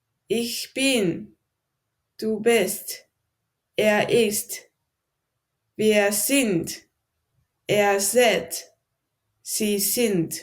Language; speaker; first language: German; non-native, learner; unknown